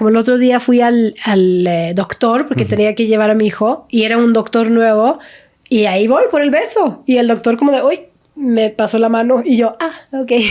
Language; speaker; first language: Spanish; non-native, fluent; Swedish